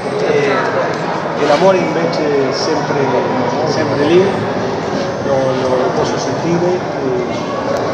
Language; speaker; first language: Italian; non-native, fluent; Spanish